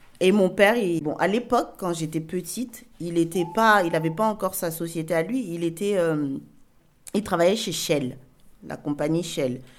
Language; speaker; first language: French; early bilingual, other home language; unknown